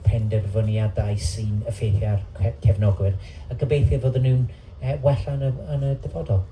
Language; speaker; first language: Welsh; non-native, local second language; English